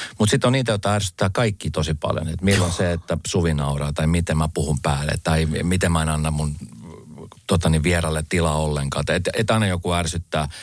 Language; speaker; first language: Finnish; native; Finnish